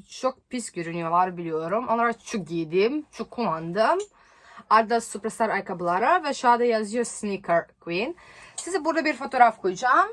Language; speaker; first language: Turkish; non-native, learner; Serbian